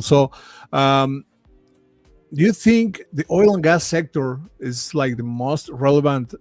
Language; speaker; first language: English; non-native, fluent; Spanish